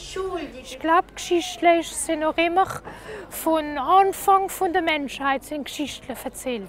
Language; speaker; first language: German; non-native, local second language; French